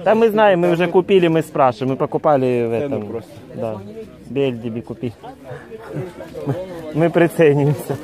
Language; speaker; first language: Russian; native; Russian